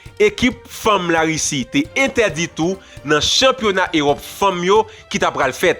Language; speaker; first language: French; non-native, local second language; Haitian Creole